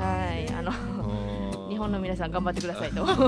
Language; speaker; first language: Japanese; native; Japanese